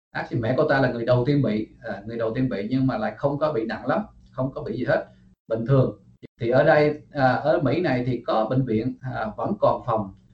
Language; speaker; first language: Vietnamese; early bilingual, heritage; Vietnamese